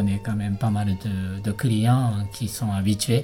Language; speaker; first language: French; non-native, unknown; Japanese